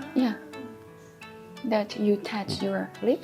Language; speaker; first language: English; non-native, fluent; Japanese